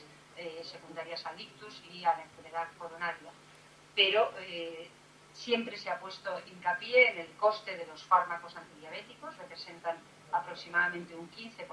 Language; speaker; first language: Spanish; native; Spanish